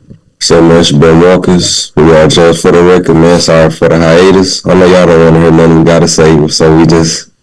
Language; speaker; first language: English; native; English